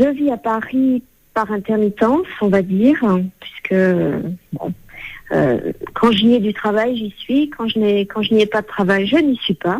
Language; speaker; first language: French; native; French